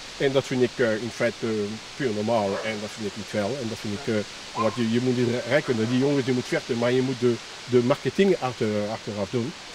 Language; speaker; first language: Dutch; non-native, fluent; French